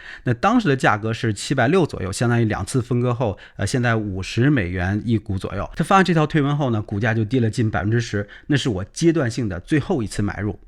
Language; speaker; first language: Chinese; native; Chinese